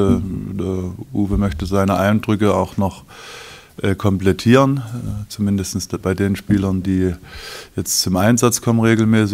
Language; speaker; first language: German; native; German